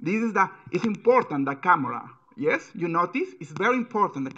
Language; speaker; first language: English; non-native, fluent; Spanish